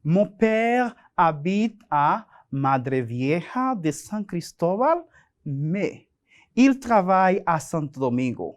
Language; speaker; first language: French; non-native, fluent; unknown